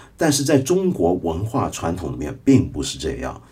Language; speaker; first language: Chinese; native; Chinese